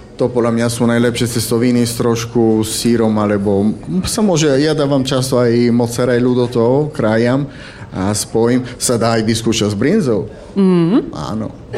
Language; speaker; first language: Slovak; non-native, fluent; Italian